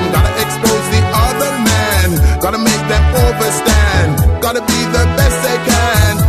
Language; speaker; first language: English; non-native, fluent; Dutch